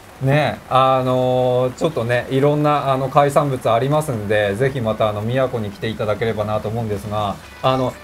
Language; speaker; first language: Japanese; native; Japanese